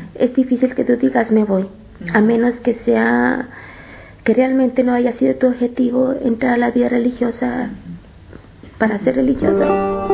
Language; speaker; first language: Spanish; native; Spanish